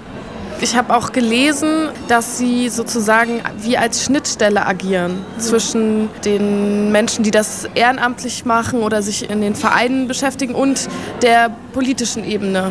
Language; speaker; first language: German; native; German